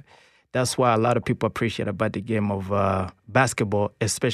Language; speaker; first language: English; non-native, local second language; Kinyarwanda